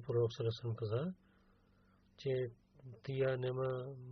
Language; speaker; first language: Bulgarian; non-native, learner; Urdu